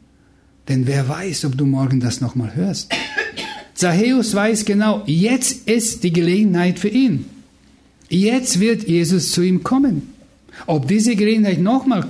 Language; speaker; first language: German; non-native, fluent; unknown